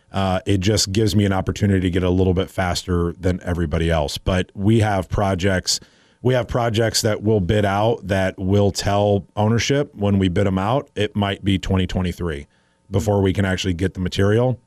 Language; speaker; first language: English; native; English